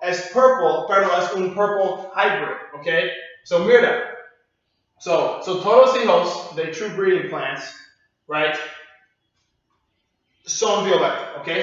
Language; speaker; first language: Spanish; non-native, learner; English